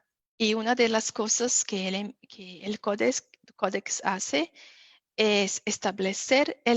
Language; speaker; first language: Spanish; non-native, fluent; Portuguese